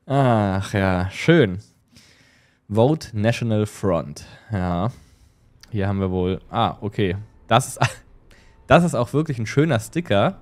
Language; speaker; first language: German; native; German